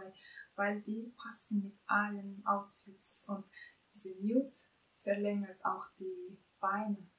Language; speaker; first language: German; non-native, fluent; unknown